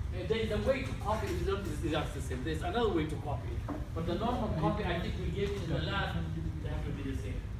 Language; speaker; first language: English; non-native, fluent; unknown